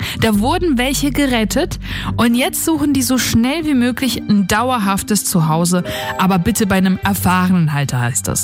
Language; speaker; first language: German; native; German